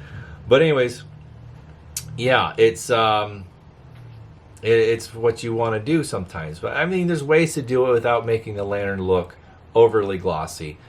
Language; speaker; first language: English; native; English